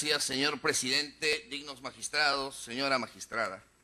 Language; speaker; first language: Spanish; native; Spanish